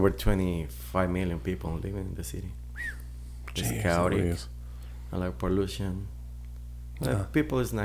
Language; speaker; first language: English; non-native, fluent; Spanish